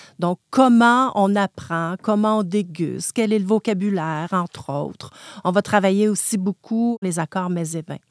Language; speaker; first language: French; native; French